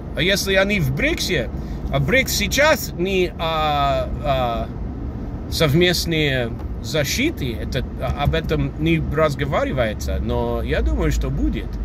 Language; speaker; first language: Russian; non-native, fluent; English